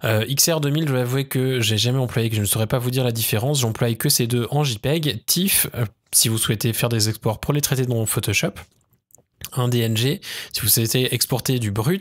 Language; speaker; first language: French; native; French